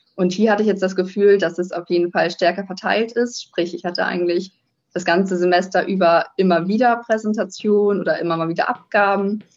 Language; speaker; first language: German; native; German